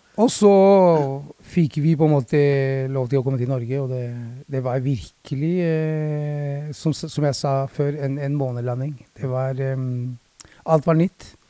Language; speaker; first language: Norwegian; early bilingual, other home language; Spanish